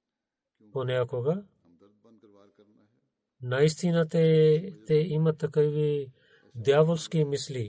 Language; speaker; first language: Bulgarian; non-native, learner; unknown